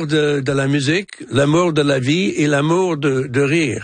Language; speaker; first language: French; non-native, local second language; English